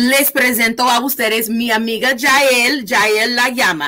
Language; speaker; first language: Spanish; early bilingual, heritage; Spanish